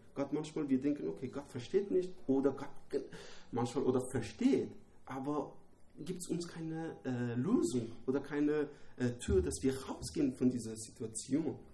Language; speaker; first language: German; non-native, learner; Persian